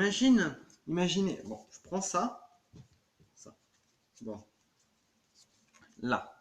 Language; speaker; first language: French; native; French